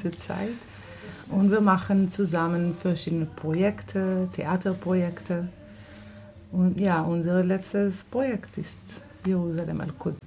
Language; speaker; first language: German; non-native, fluent; Hebrew